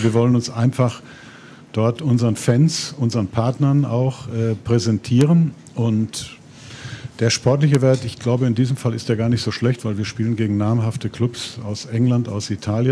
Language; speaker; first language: German; native; German